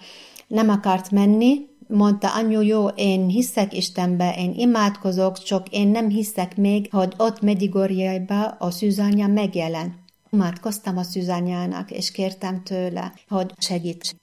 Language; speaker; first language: Hungarian; non-native, fluent; Arabic